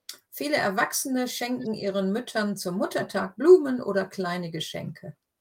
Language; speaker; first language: German; native; German